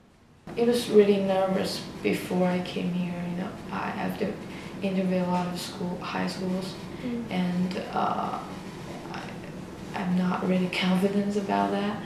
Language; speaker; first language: English; non-native, learner; Chinese